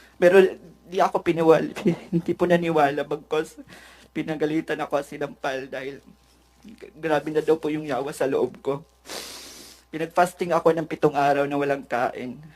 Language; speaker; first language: Filipino; native; Filipino